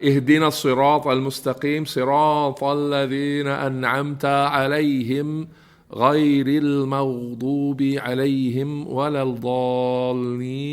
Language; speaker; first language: Arabic; non-native, fluent; English